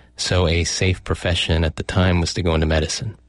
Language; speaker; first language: English; early bilingual, other home language; Chinese